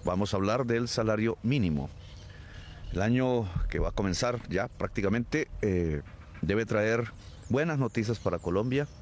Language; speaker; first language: Spanish; native; Spanish